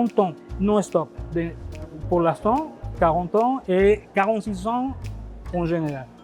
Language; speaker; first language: French; non-native, fluent; Spanish